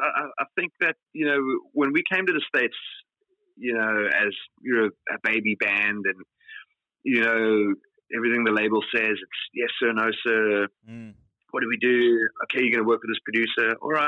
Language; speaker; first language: English; native; English